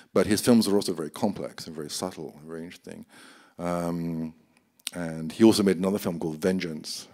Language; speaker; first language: English; native; English